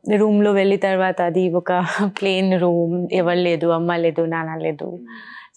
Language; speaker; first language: Telugu; non-native, learner; Bangla